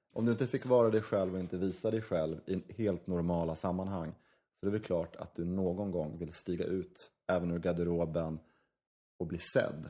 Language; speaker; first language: Swedish; native; Swedish